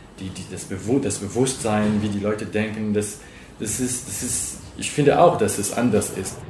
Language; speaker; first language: German; non-native, fluent; French